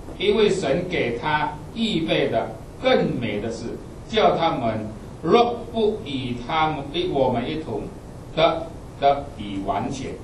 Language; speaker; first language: Chinese; non-native, fluent; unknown